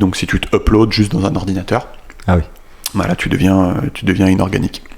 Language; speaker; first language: French; native; French